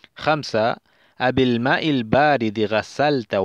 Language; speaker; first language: Arabic; non-native, fluent; Spanish